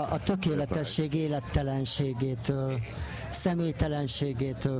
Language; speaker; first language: Hungarian; native; Hungarian